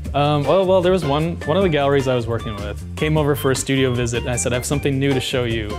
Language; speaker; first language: English; native; English